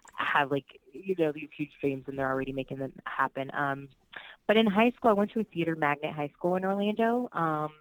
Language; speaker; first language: English; early bilingual, other home language; Spanish